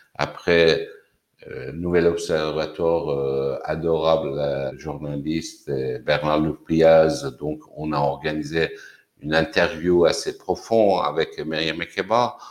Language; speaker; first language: French; non-native, fluent; Persian